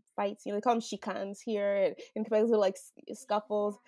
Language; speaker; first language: English; native; English